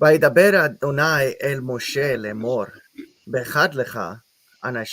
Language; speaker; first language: Hebrew; non-native, learner; English